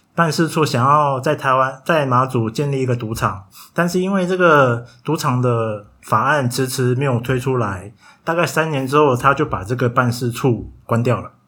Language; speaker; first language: Chinese; native; Chinese